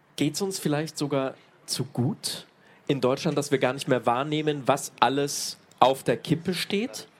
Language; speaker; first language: German; native; German